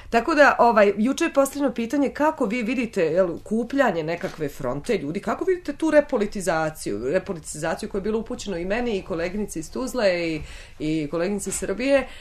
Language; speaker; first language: Bosnian; native; Bosnian